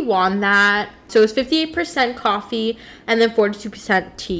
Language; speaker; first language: English; native; English